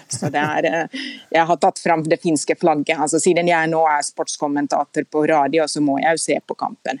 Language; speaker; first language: Norwegian; non-native, fluent; Finnish